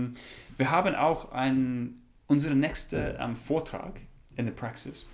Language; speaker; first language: German; non-native, learner; English